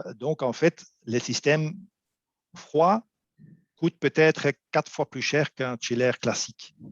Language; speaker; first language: French; non-native, local second language; Dutch